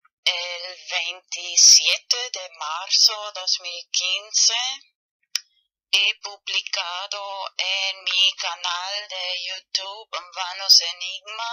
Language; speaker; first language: Spanish; non-native, learner; German